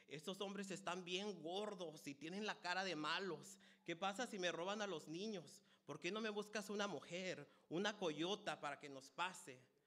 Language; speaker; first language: Spanish; early bilingual, heritage; Spanish